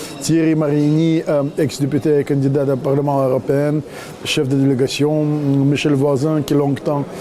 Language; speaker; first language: French; non-native, learner; Russian